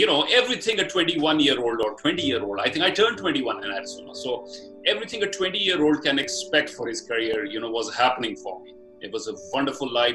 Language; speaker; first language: English; non-native, local second language; Punjabi